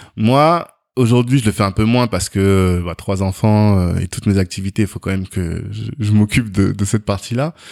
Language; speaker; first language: French; native; French